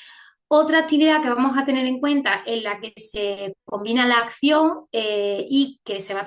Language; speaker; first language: Spanish; native; Spanish